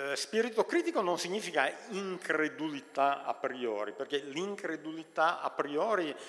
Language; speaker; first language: Italian; native; Italian